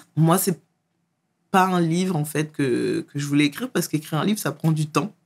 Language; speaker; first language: French; native; French